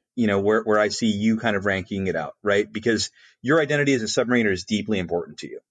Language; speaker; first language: English; native; English